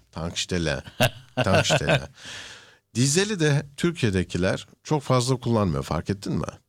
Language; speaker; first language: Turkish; early bilingual, heritage; Turkish